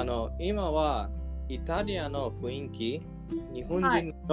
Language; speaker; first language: Japanese; non-native, learner; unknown